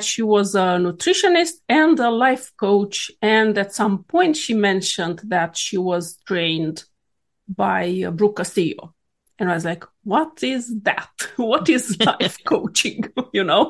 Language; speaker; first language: English; non-native, fluent; Romanian